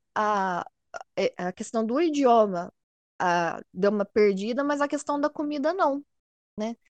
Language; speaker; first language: Portuguese; native; Portuguese